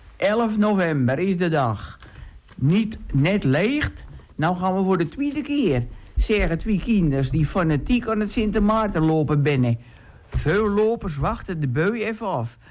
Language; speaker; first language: Dutch; native; Dutch